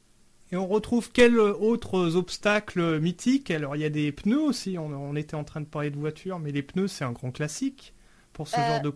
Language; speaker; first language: French; native; French